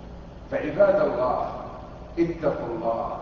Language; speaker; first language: Arabic; native; Arabic